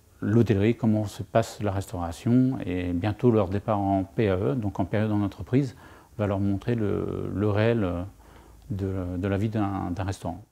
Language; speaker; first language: French; native; French